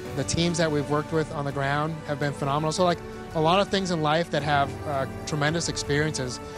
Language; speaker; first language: English; early bilingual, other home language; Spanish